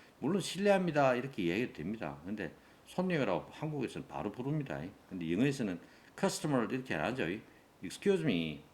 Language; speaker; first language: Korean; native; Korean